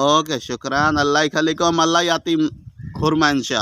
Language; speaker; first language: Arabic; non-native, learner; Urdu